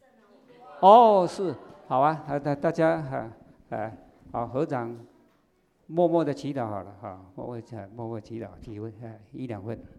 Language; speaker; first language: Chinese; native; Chinese